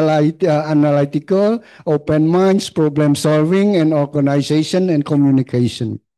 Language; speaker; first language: English; non-native, learner; Khmer